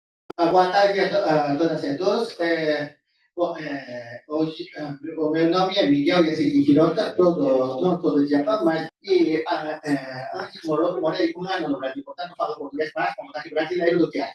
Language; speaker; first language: Portuguese; non-native, fluent; Japanese